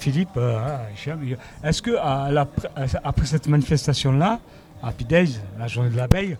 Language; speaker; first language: French; native; French